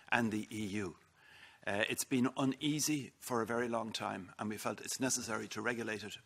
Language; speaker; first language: English; native; English